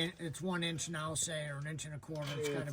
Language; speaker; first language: English; native; English